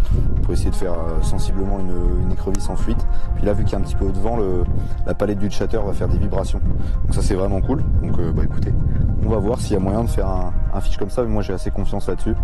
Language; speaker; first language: French; native; French